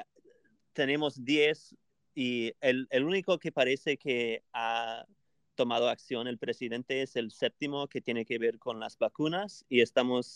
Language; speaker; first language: Spanish; non-native, fluent; English